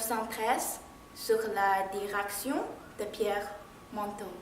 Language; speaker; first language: French; non-native, learner; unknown